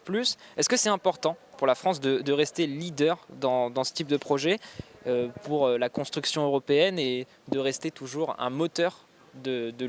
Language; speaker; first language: French; native; French